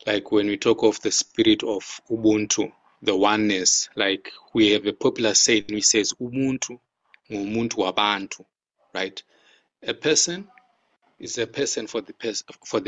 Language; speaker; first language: English; non-native, local second language; Shona